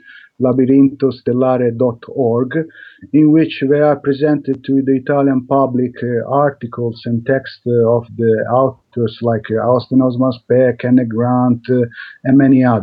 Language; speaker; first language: English; non-native, fluent; Italian